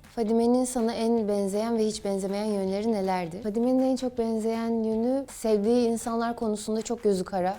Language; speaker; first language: Turkish; native; Turkish